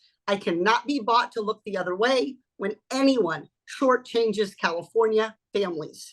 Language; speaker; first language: English; native; English